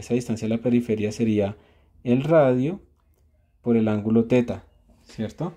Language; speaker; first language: Spanish; native; Spanish